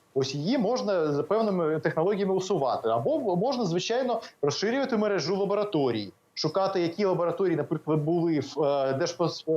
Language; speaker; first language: Ukrainian; native; Ukrainian